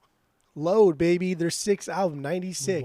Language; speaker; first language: English; native; English